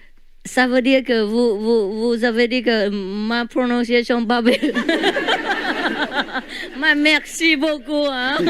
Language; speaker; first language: French; non-native, learner; Vietnamese